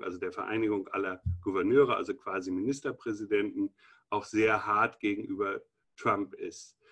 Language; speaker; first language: German; native; German